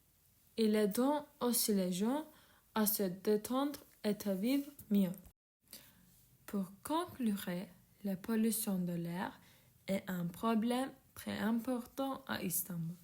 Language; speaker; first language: French; non-native, learner; Turkish